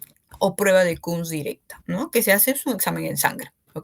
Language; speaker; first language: Spanish; native; Spanish